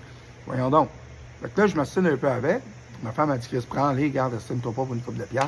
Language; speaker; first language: French; native; French